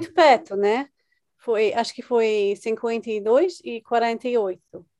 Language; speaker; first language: Portuguese; non-native, fluent; English